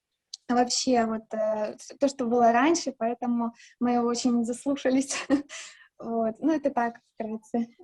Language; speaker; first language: Russian; native; Russian